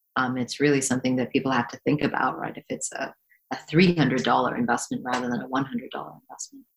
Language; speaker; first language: English; native; English